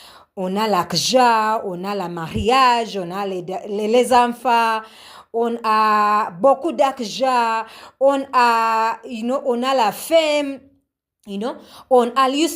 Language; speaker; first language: French; non-native, learner; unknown